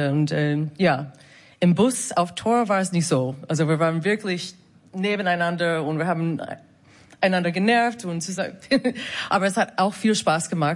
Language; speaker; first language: German; non-native, fluent; English